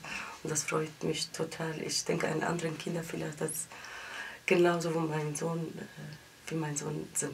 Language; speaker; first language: German; non-native, learner; Arabic